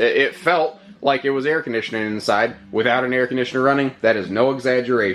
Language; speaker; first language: English; native; English